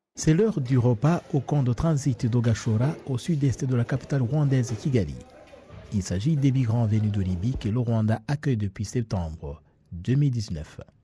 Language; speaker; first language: French; non-native, local second language; Kinyarwanda